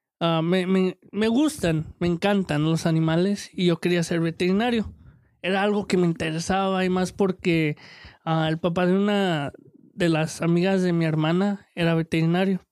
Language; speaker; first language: Spanish; early bilingual, heritage; Spanish